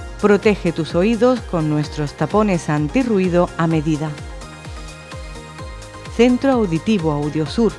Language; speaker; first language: Spanish; native; Spanish